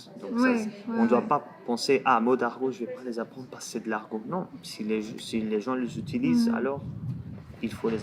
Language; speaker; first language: French; non-native, fluent; Portuguese